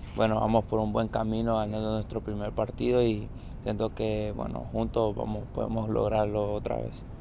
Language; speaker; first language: Spanish; early bilingual, heritage; Spanish